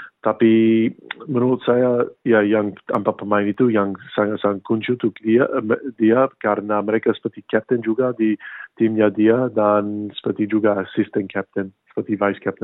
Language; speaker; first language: Indonesian; non-native, fluent; English